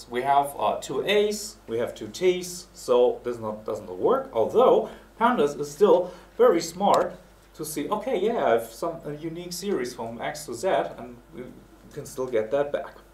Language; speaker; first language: English; non-native, fluent; German